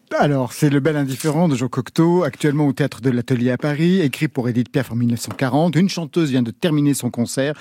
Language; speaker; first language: French; native; French